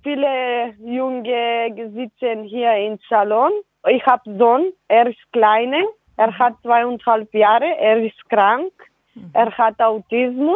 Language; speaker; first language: German; non-native, learner; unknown